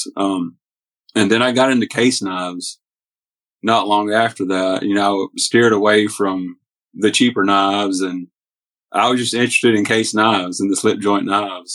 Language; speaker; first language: English; native; English